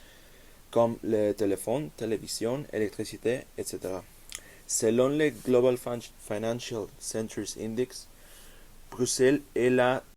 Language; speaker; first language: French; non-native, learner; Spanish